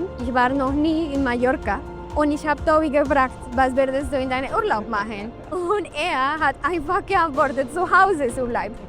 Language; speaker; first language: German; non-native, fluent; Spanish